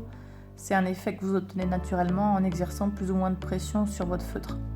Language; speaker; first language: French; native; French